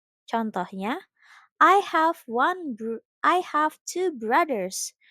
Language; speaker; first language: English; non-native, fluent; Indonesian